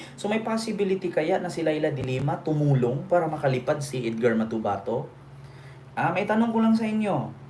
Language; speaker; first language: Filipino; non-native, local second language; Cebuano